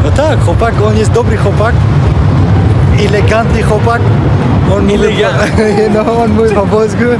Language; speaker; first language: Polish; non-native, learner; Tajik